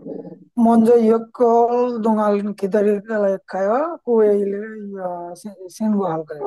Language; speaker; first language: Korean; non-native, learner; Bangla